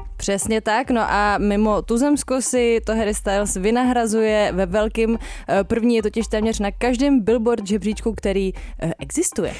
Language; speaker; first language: Czech; native; Czech